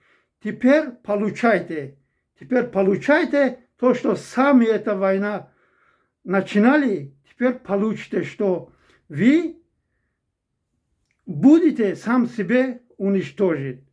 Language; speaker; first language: Russian; non-native, fluent; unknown